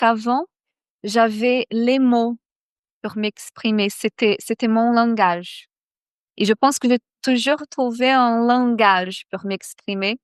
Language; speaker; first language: French; non-native, fluent; Portuguese